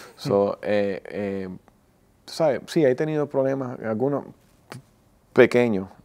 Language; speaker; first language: Spanish; early bilingual, heritage; Spanish